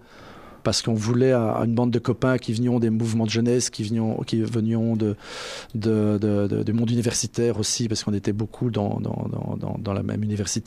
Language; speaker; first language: French; native; French